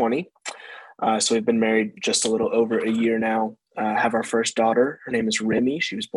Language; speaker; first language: English; native; English